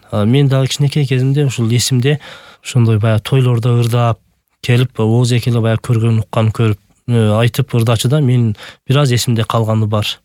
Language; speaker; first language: Kyrgyz; native; Kyrgyz